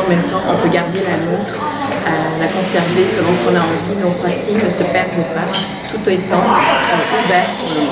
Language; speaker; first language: French; non-native, fluent; Tamil